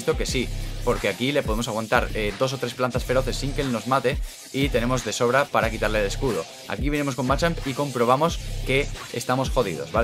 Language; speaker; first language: Spanish; native; Spanish